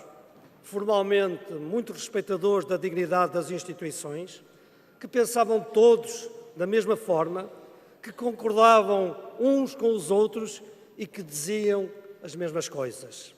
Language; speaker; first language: Portuguese; native; Portuguese